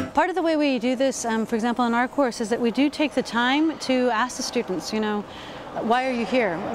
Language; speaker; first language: English; native; English